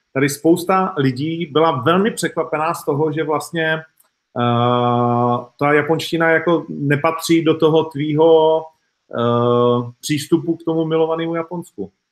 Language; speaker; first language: Czech; native; Czech